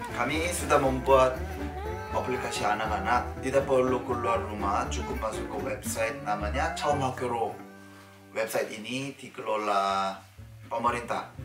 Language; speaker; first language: Indonesian; non-native, fluent; Korean